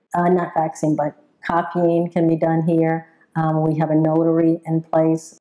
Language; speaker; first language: English; native; English